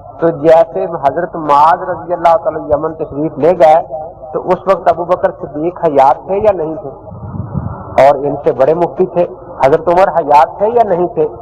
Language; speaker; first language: Urdu; non-native, local second language; Punjabi